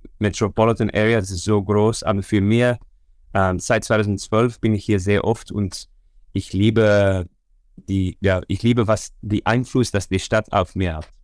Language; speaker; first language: German; non-native, learner; Dutch